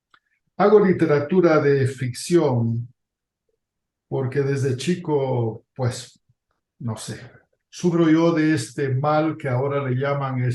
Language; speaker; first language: Spanish; native; Spanish